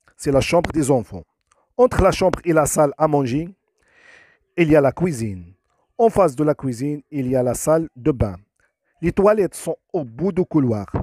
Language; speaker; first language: French; non-native, local second language; Arabic